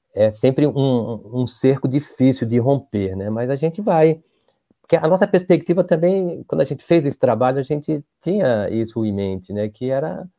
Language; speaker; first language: Portuguese; native; Portuguese